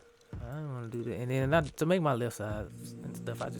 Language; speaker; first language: English; native; English